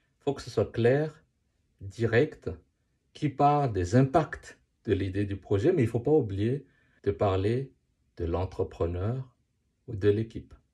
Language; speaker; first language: French; non-native, local second language; Malagasy